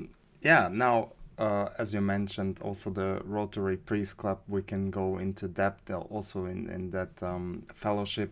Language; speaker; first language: English; non-native, fluent; German